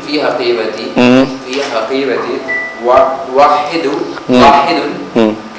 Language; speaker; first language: Arabic; non-native, learner; Urdu